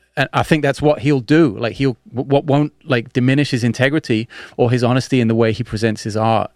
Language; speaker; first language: English; native; English